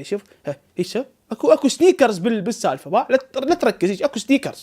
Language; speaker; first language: Arabic; native; Arabic